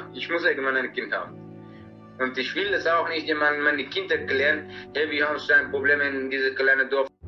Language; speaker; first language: German; non-native, learner; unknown